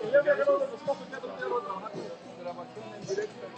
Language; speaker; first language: Spanish; native; Spanish